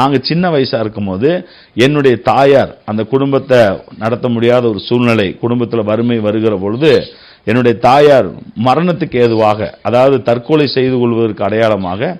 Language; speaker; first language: Tamil; native; Tamil